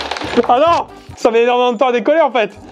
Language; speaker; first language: French; native; French